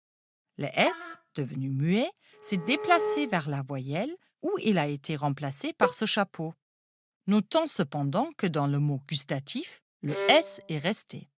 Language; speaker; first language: French; non-native, fluent; German